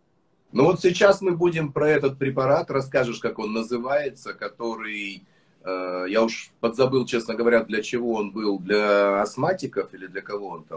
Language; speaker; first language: Russian; native; Russian